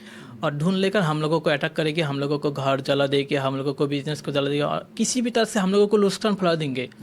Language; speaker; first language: Hindi; non-native, learner; Bangla